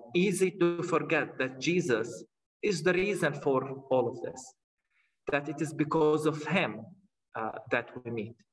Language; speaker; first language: English; non-native, fluent; Arabic